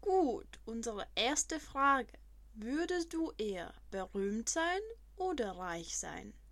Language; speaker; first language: German; non-native, fluent; Czech